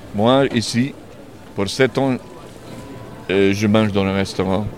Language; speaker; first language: French; non-native, learner; Serbian